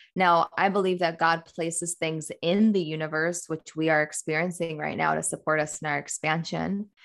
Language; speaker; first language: English; native; English